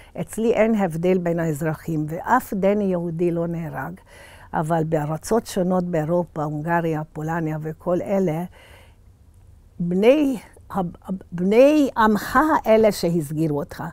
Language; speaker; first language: Hebrew; early bilingual, other home language; Hungarian